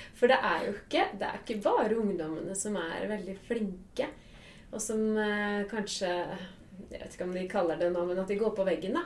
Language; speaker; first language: Norwegian; native; Norwegian